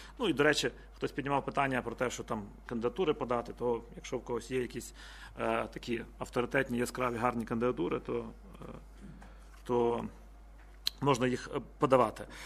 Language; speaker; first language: Ukrainian; native; Ukrainian